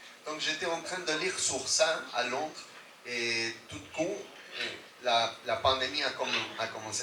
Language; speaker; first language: French; non-native, fluent; Spanish